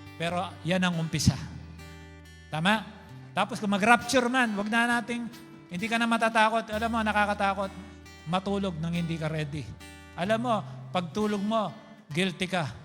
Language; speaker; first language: Filipino; non-native, local second language; Pampanga